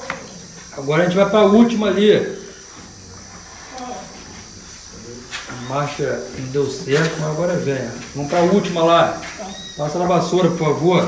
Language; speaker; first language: Portuguese; native; Portuguese